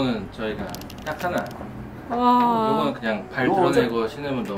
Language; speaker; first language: Korean; native; Korean